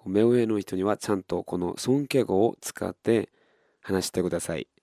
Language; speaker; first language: Japanese; non-native, fluent; Korean